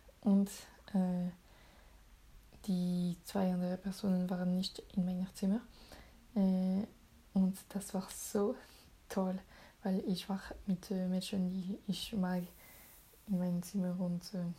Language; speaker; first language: German; non-native, learner; French